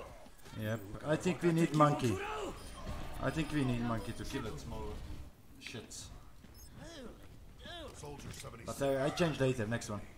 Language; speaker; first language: English; non-native, learner; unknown